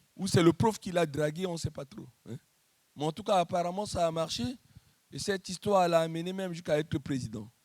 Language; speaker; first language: French; non-native, local second language; Lingala